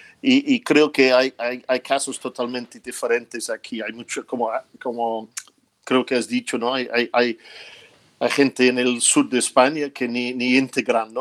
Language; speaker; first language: Spanish; non-native, fluent; English